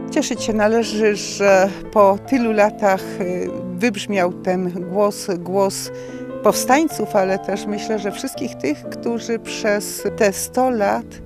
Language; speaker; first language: Polish; native; Polish